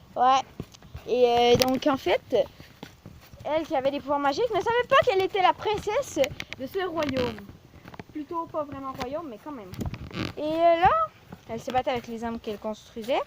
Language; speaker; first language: French; native; French